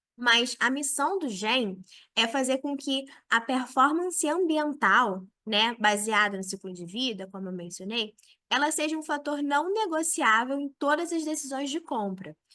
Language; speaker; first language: Portuguese; native; Portuguese